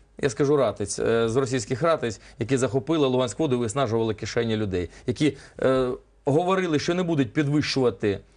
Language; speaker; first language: Ukrainian; non-native, local second language; Russian